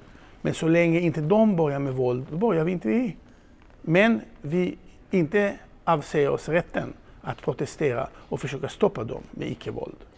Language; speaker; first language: Swedish; non-native, fluent; Hebrew